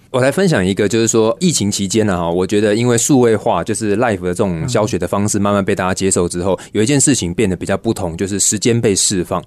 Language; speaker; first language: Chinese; native; Chinese